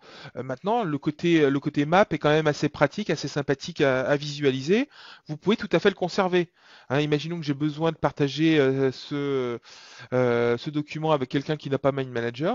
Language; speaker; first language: French; native; French